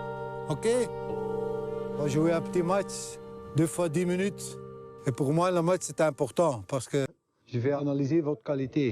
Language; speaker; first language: French; non-native, local second language; Dutch